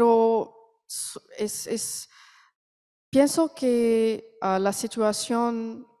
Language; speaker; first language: Spanish; non-native, learner; Arabic